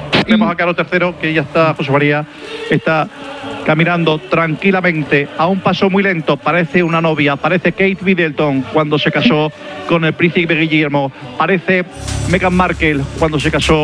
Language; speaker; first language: Spanish; native; Spanish